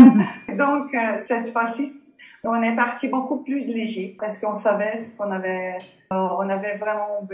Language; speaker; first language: French; non-native, fluent; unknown